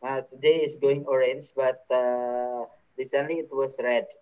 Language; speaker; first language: English; non-native, fluent; Indonesian